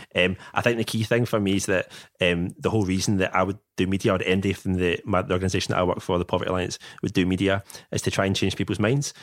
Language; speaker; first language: English; native; English